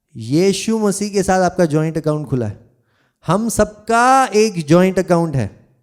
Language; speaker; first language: Hindi; non-native, local second language; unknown